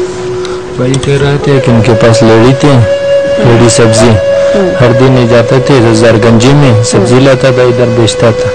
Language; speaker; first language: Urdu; non-native, local second language; Hazaragi